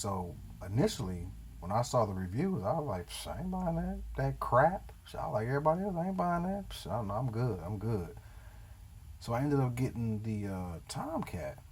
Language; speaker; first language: English; native; English